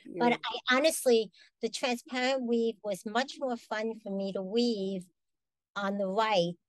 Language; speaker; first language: English; native; English